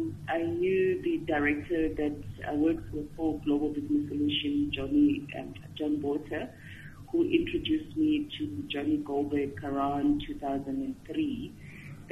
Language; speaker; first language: English; non-native, local second language; Xhosa